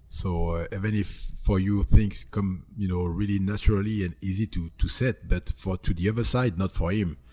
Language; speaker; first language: English; non-native, fluent; French